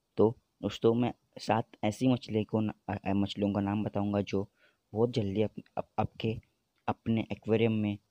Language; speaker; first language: Hindi; native; Hindi